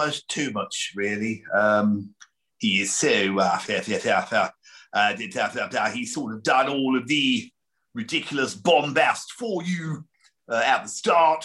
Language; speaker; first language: English; native; English